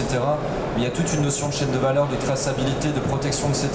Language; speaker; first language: French; native; French